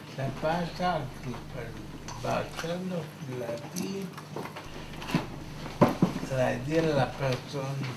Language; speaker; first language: French; non-native, fluent; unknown